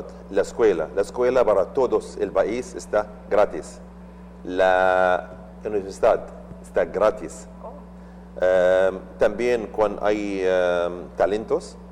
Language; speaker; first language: Spanish; non-native, learner; Arabic